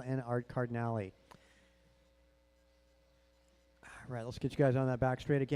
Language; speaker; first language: English; native; English